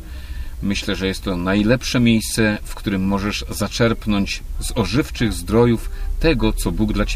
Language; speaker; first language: Polish; native; Polish